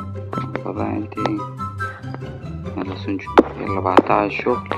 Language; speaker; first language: Arabic; native; Arabic